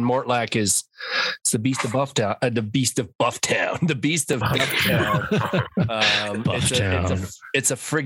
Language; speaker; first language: English; native; English